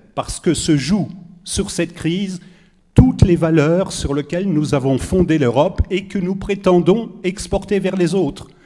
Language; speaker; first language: French; native; French